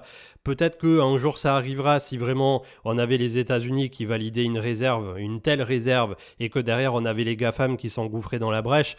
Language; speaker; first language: French; native; French